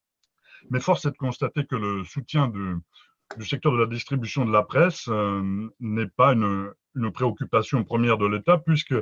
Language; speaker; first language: French; native; French